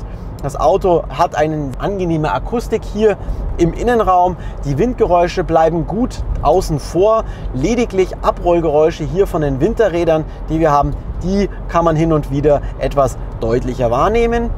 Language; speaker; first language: German; native; German